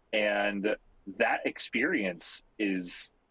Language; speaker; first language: English; native; English